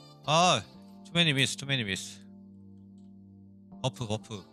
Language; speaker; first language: English; non-native, fluent; Korean